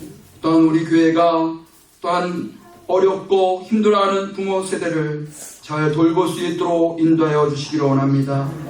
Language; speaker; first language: Korean; native; Korean